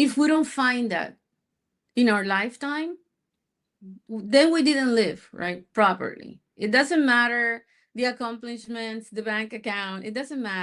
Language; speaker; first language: English; non-native, fluent; Spanish